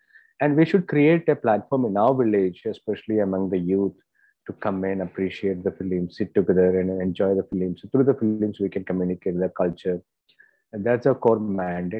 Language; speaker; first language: English; non-native, local second language; Malayalam